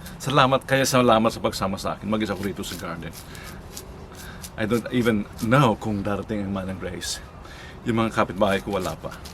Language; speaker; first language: Filipino; non-native, local second language; Iloko